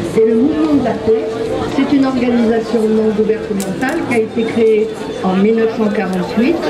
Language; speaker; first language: French; native; French